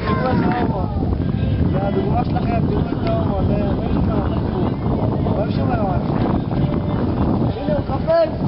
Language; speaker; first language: Hebrew; native; Hebrew